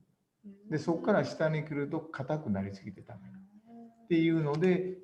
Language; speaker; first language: Japanese; native; Japanese